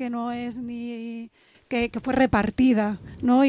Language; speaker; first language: Spanish; native; Spanish